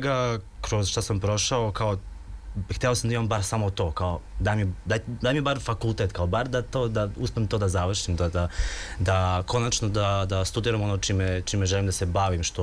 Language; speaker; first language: Serbian; native; Serbian